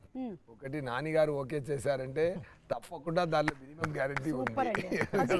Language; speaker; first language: Telugu; non-native, fluent; Tamil